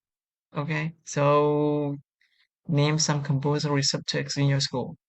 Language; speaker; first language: English; non-native, learner; Vietnamese